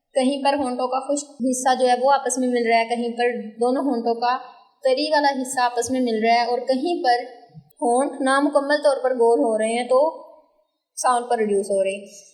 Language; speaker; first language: Urdu; native; Urdu